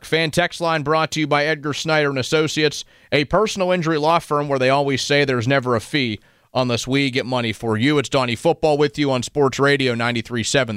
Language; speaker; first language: English; native; English